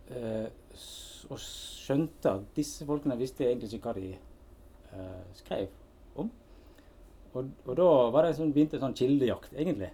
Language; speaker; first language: Norwegian; native; Norwegian